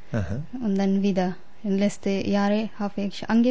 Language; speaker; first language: German; non-native, learner; Punjabi